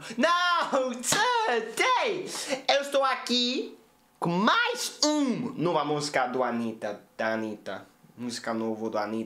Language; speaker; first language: Portuguese; non-native, learner; English